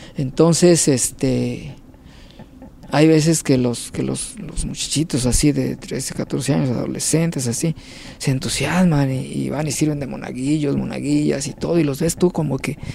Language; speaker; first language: Spanish; native; Spanish